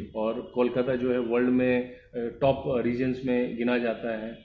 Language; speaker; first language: Hindi; non-native, local second language; Bangla